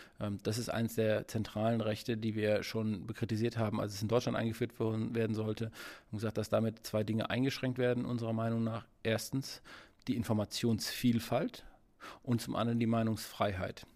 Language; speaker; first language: German; native; German